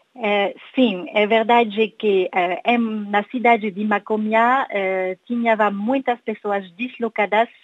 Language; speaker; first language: Portuguese; non-native, learner; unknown